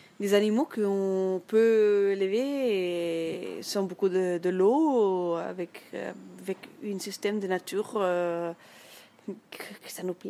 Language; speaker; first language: French; non-native, learner; German